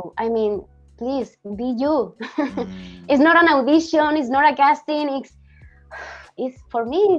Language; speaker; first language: English; non-native, learner; Spanish